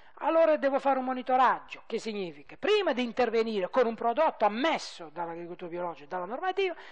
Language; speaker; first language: Italian; native; Italian